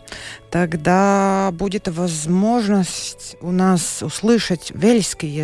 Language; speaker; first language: Russian; non-native, local second language; Latvian